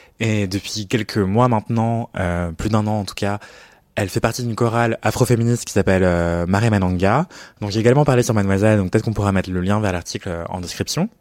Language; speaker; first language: French; native; French